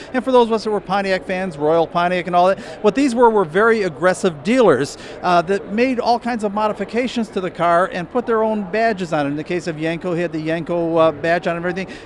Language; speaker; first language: English; native; English